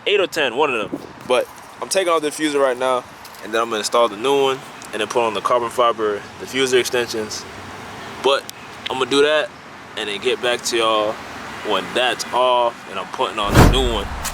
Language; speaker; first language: English; native; English